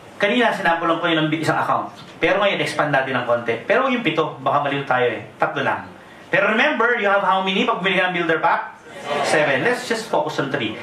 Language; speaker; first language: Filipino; native; Filipino